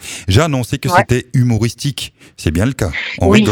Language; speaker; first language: French; native; French